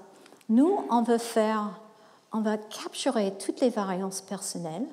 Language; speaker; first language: French; non-native, fluent; English